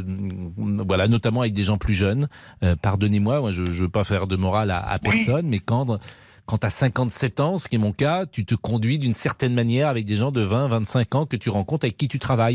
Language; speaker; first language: French; native; French